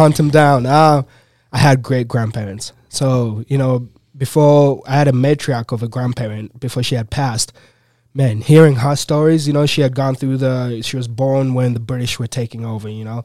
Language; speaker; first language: English; non-native, local second language; Ganda